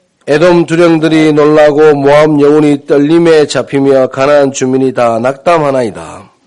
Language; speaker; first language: Korean; native; Korean